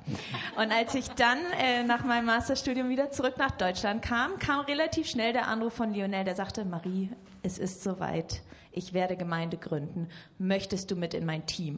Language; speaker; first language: German; native; German